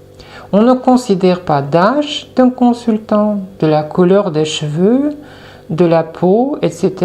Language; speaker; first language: French; non-native, fluent; Russian